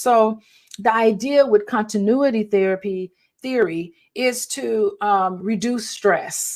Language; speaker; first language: English; native; English